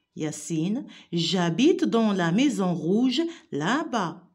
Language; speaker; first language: French; non-native, local second language; Arabic